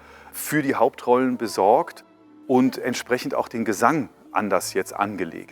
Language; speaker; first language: German; native; German